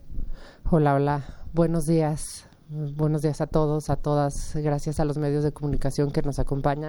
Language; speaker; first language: Spanish; native; Spanish